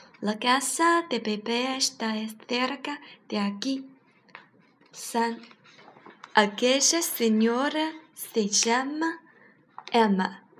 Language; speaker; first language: Spanish; non-native, learner; Chinese